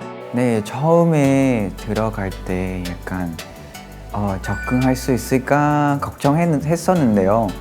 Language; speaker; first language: Korean; non-native, fluent; Vietnamese